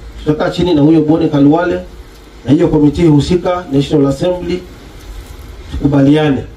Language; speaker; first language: Swahili; native; Swahili